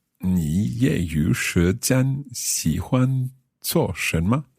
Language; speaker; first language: Chinese; non-native, learner; English